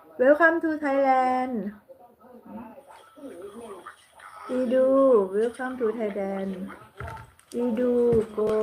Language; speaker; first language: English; non-native, learner; Thai